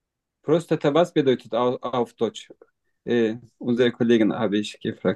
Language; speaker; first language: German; non-native, learner; Turkish